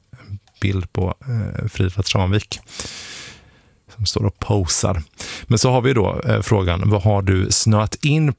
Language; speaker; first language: Swedish; native; Swedish